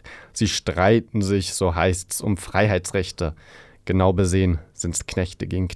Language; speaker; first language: German; native; German